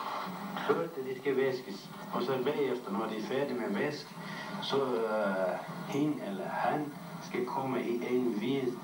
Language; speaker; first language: Danish; non-native, learner; Turkish